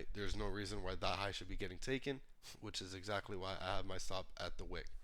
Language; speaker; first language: English; native; English